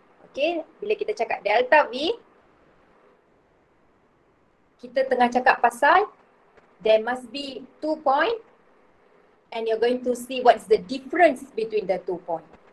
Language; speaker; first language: English; non-native, local second language; Malay